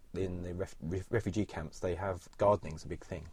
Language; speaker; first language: English; native; English